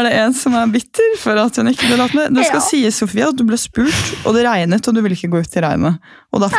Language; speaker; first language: Norwegian; native; Norwegian